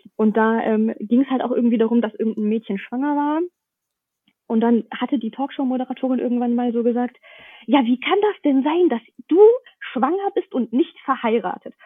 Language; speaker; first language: German; early bilingual, other home language; Russian